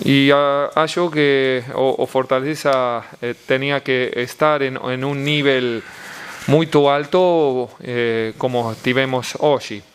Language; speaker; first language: Portuguese; non-native, learner; Spanish